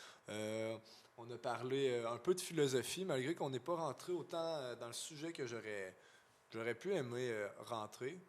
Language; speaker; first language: French; native; French